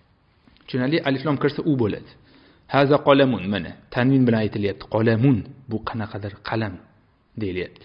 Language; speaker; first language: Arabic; non-native, fluent; Uzbek